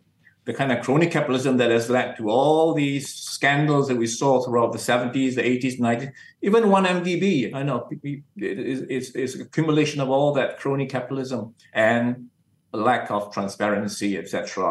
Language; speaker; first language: English; non-native, local second language; Min Nan Chinese